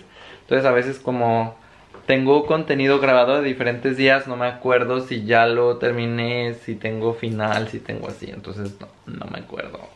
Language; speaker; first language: Spanish; native; Spanish